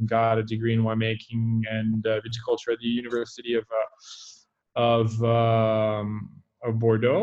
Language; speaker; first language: English; non-native, fluent; French